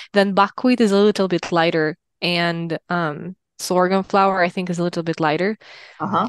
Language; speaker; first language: English; non-native, fluent; Russian